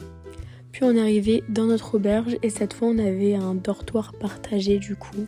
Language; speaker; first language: French; native; French